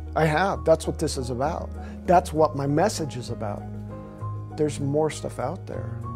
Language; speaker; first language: English; native; English